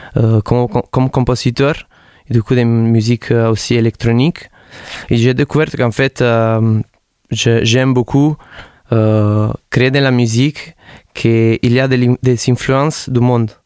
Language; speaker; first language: French; non-native, learner; Italian